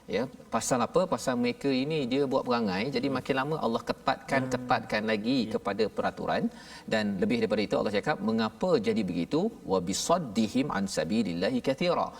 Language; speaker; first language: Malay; native; Malay